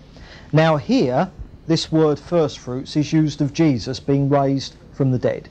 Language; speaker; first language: English; native; English